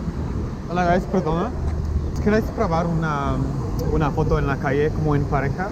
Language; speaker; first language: Spanish; non-native, learner; English